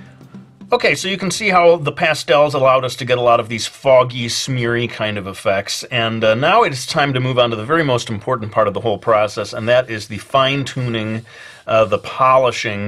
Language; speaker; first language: English; native; English